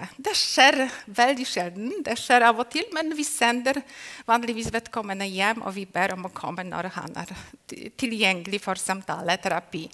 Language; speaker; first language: Norwegian; non-native, fluent; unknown